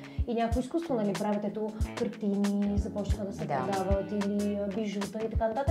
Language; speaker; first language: Bulgarian; native; Bulgarian